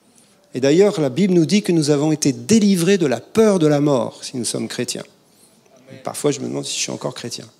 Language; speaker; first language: French; native; French